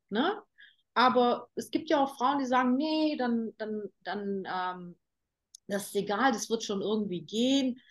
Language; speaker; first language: German; native; German